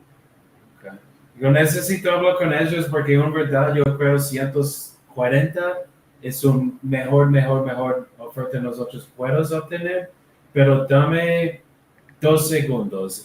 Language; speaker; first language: Spanish; non-native, learner; English